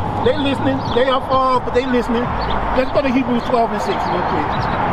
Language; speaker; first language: English; native; English